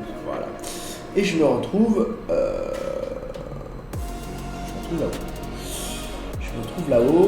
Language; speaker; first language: French; native; French